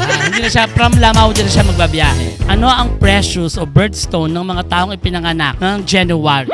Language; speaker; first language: Filipino; native; Filipino